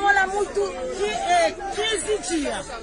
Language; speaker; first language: Portuguese; non-native, learner; Haitian Creole